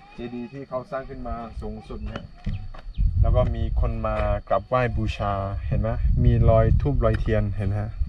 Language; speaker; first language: Thai; non-native, local second language; Karen languages